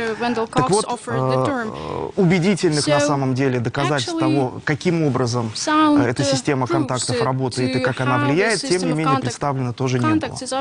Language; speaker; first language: Russian; native; Russian